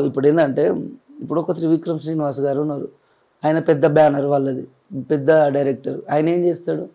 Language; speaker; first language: Telugu; native; Telugu